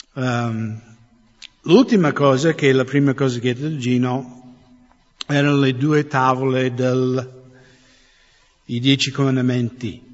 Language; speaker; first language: Italian; non-native, fluent; English